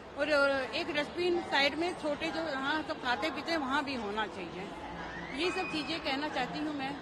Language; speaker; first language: Hindi; native; Hindi